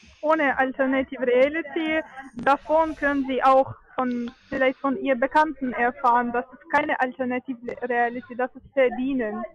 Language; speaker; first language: German; non-native, fluent; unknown